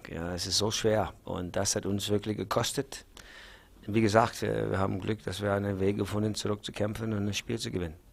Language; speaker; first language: German; non-native, learner; English